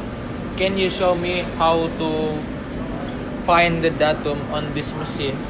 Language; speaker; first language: English; non-native, learner; Indonesian